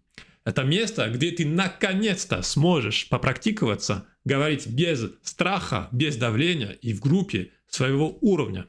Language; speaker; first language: Russian; non-native, fluent; French